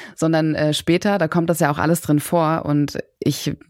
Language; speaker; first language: German; native; German